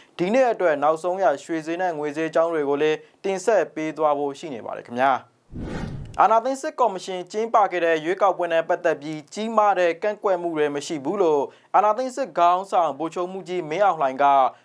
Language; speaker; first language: Burmese; native; Burmese